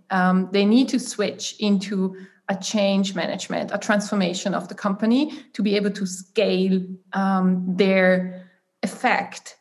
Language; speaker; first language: English; non-native, fluent; German